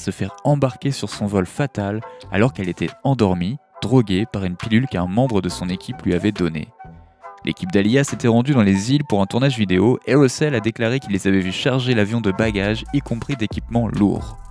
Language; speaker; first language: French; native; French